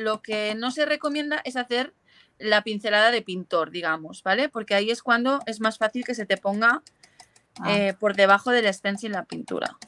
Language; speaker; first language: Spanish; native; Spanish